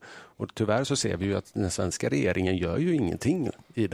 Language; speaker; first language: Swedish; native; Swedish